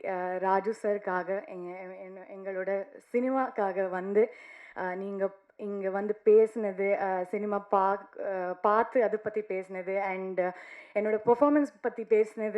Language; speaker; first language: Tamil; non-native, learner; Kannada